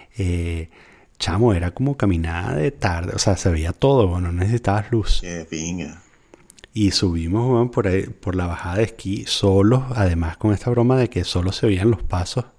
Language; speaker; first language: Spanish; native; Spanish